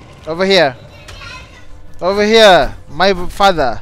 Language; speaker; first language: English; non-native, local second language; Malay